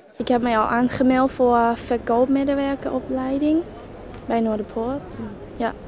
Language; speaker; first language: Dutch; non-native, learner; Thai